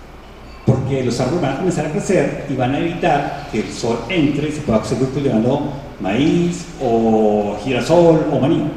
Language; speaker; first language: Spanish; native; Spanish